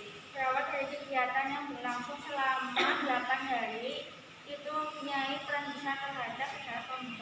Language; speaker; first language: Indonesian; native; Indonesian